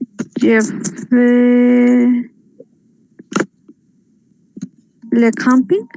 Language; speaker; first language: French; non-native, learner; Spanish